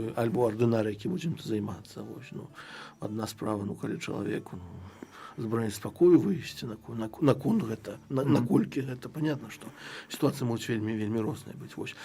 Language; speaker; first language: Belarusian; non-native, local second language; Russian